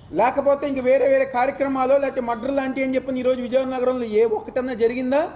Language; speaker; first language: Telugu; native; Telugu